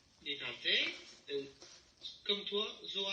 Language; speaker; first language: Dutch; non-native, learner; French